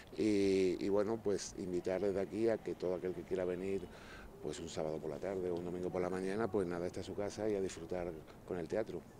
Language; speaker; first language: Spanish; native; Spanish